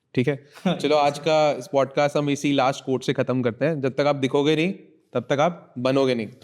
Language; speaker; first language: Hindi; native; Hindi